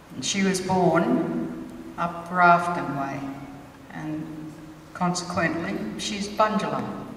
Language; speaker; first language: English; native; English